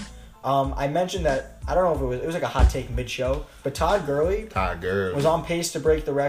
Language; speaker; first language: English; native; English